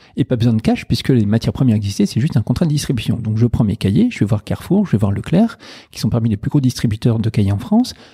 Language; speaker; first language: French; native; French